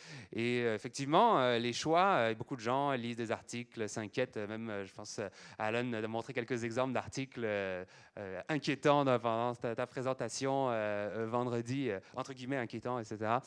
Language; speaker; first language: French; native; French